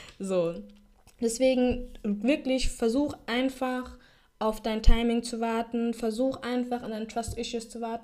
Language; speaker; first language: German; early bilingual, heritage; German